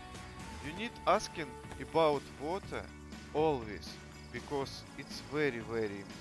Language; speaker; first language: English; non-native, learner; Russian